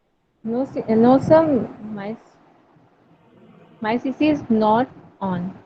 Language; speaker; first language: English; non-native, learner; Hindi